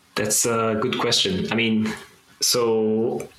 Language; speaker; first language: English; non-native, fluent; Japanese